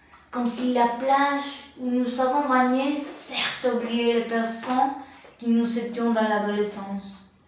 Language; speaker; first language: French; non-native, learner; Spanish